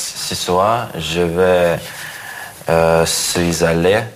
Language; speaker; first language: French; non-native, learner; Russian